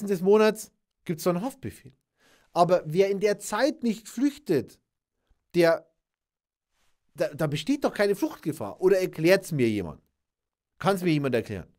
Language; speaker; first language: German; native; German